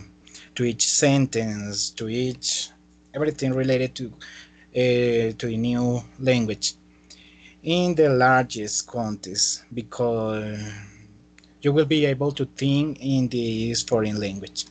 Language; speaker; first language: English; non-native, fluent; Spanish